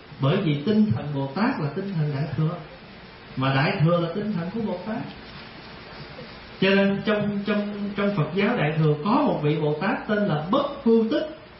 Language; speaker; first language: Vietnamese; early bilingual, heritage; Vietnamese